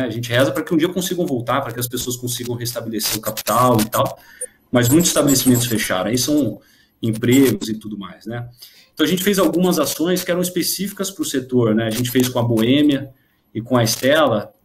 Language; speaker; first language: Portuguese; native; Portuguese